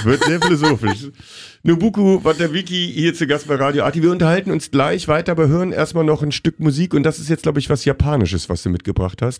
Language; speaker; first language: German; native; German